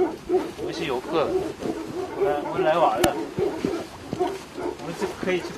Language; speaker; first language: Chinese; non-native, fluent; Japanese